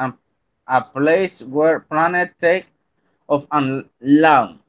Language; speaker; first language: English; non-native, learner; Spanish